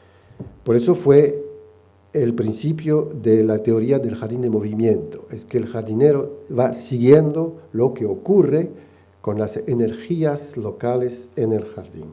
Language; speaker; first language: Spanish; non-native, fluent; French